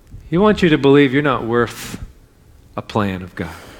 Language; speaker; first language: English; native; English